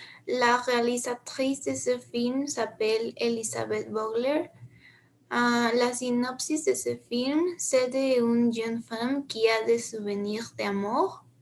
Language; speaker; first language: French; non-native, learner; Spanish